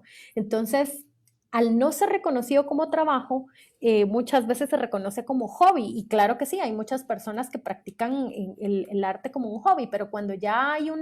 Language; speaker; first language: Spanish; native; Spanish